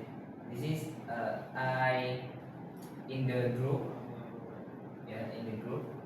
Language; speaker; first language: English; non-native, learner; Indonesian